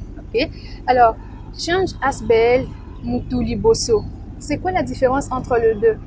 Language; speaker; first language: French; non-native, local second language; Lingala